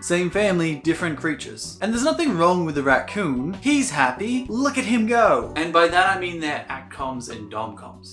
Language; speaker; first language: English; native; English